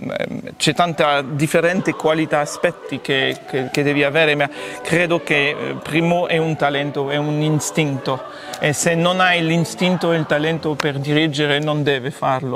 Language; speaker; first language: Italian; non-native, fluent; French